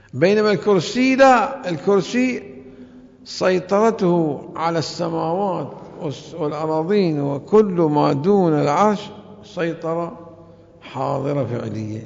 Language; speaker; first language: Arabic; native; Arabic